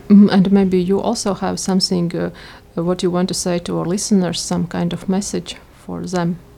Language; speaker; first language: English; non-native, learner; Latvian